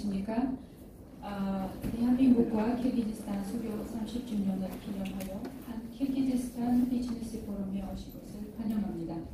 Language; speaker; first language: Korean; non-native, fluent; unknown